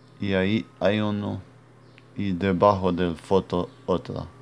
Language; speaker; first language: Spanish; non-native, fluent; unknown